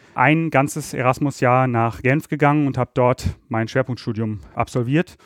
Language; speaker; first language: German; native; German